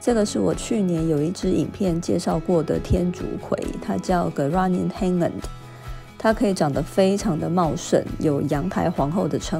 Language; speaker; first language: Chinese; native; Chinese